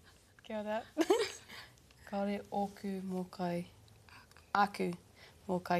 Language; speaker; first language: Māori; non-native, learner; English